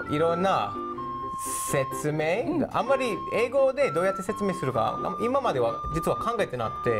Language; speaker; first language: Japanese; non-native, fluent; English